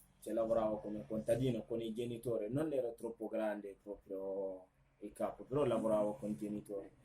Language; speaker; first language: Italian; non-native, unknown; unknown